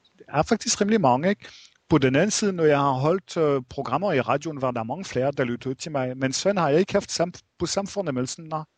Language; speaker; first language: Danish; non-native, fluent; French